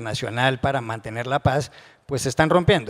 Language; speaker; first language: Spanish; native; Spanish